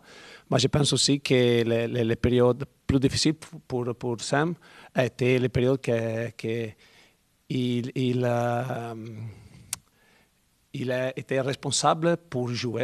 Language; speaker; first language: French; non-native, learner; Italian